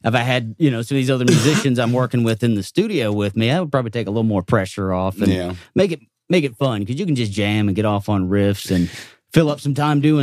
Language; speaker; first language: English; native; English